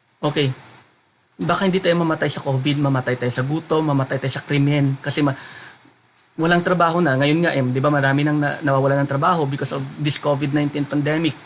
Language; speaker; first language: Filipino; non-native, local second language; Hiligaynon